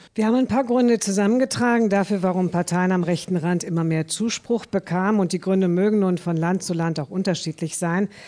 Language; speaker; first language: German; native; German